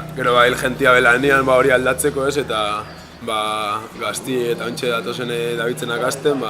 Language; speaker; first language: Basque; native; Basque